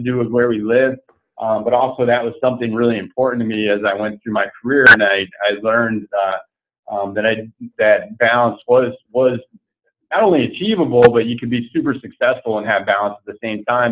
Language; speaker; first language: English; native; English